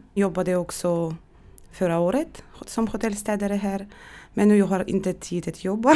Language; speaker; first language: Swedish; non-native, learner; Russian